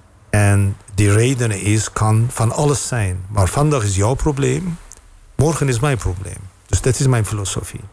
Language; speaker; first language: Dutch; non-native, fluent; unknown